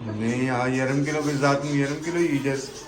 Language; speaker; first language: Turkish; non-native, learner; Urdu